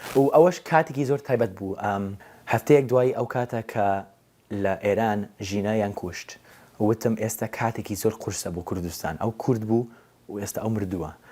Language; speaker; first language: Central Kurdish; non-native, fluent; English